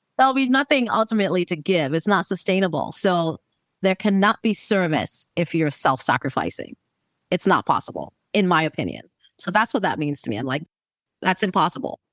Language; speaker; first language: English; native; English